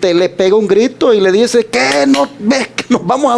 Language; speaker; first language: Spanish; native; Spanish